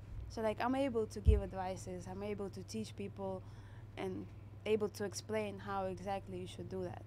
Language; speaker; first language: English; non-native, fluent; Russian